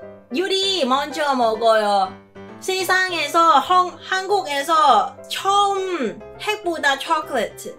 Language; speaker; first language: Korean; non-native, learner; Cantonese